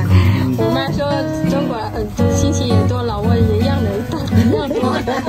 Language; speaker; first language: Chinese; non-native, learner; Lao